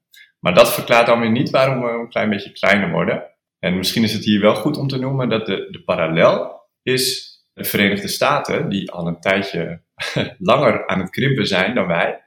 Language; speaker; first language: Dutch; native; Dutch